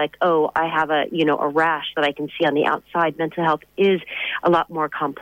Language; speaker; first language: English; native; English